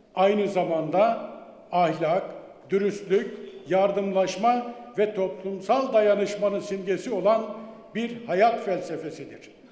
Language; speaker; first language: Turkish; native; Turkish